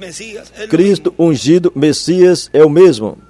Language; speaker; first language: Portuguese; native; Portuguese